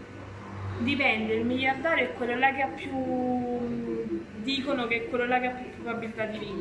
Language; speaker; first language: Italian; native; Italian